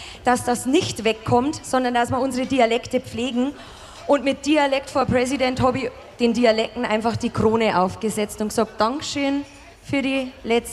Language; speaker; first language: German; native; German